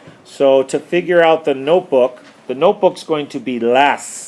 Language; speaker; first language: English; native; English